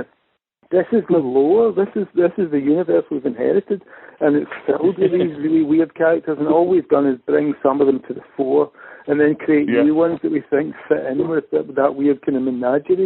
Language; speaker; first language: English; native; English